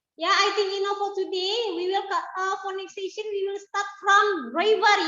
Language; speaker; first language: English; non-native, learner; Indonesian